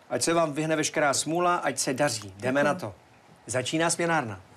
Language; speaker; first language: Czech; native; Czech